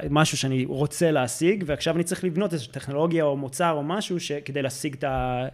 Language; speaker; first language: Hebrew; early bilingual, heritage; Hebrew